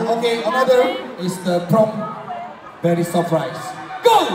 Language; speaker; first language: English; non-native, learner; Korean